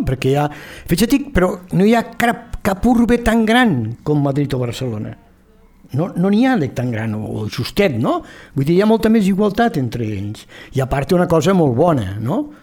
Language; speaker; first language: Catalan; native; Catalan